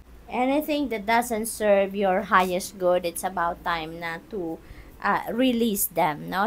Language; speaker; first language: English; non-native, local second language; Filipino